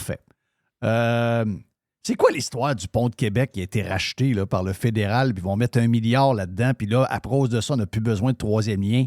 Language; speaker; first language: French; native; French